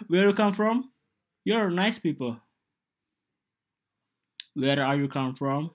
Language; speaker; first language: English; non-native, learner; Indonesian